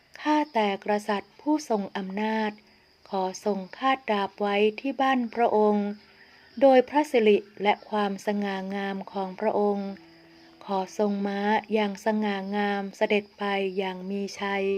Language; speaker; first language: Thai; native; Thai